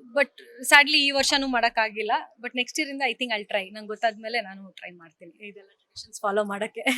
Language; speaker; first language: Kannada; non-native, local second language; Konkani